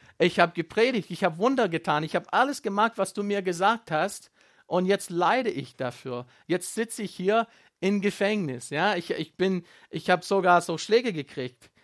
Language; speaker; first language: German; non-native, fluent; Afrikaans